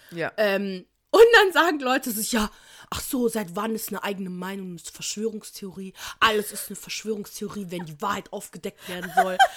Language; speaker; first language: German; native; German